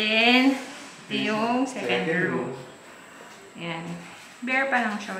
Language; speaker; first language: Filipino; native; Filipino